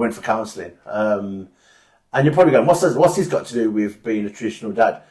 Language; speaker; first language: English; native; English